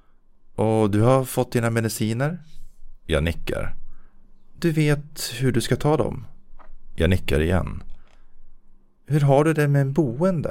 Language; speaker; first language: Swedish; native; Swedish